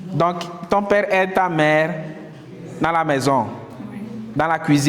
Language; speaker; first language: French; non-native, local second language; Kinyarwanda